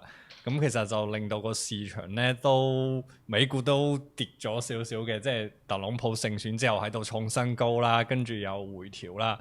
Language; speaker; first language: Cantonese; native; Cantonese